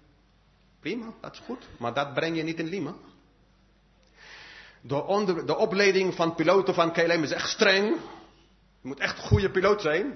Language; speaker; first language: Dutch; non-native, fluent; English